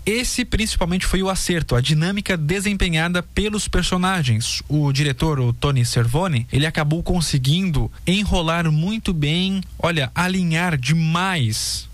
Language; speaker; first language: Portuguese; native; Portuguese